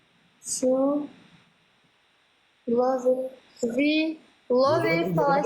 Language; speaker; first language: English; non-native, learner; Uzbek